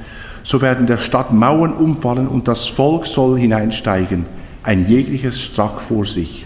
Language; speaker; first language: German; native; German